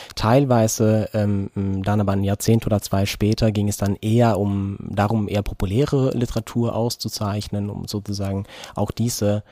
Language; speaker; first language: German; non-native, fluent; Norwegian